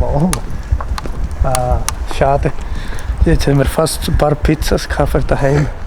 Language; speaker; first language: German; non-native, fluent; Spanish